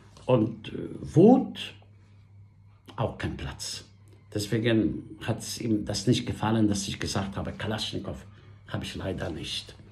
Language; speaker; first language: German; non-native, fluent; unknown